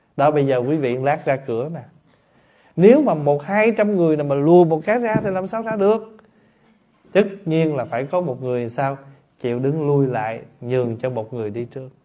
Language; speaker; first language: Vietnamese; native; Vietnamese